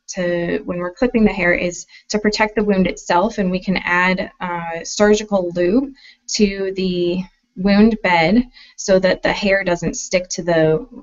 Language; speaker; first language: English; native; English